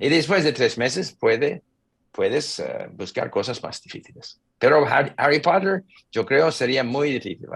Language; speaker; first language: Spanish; non-native, fluent; English